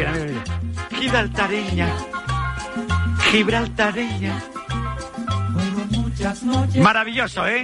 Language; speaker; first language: Spanish; native; Spanish